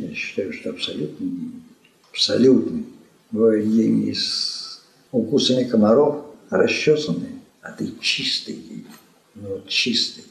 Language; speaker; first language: Russian; native; Russian